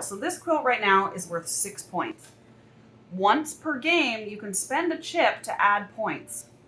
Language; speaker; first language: English; native; English